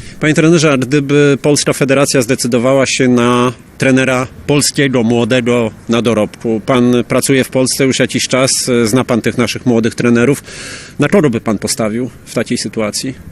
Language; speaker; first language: Polish; native; Polish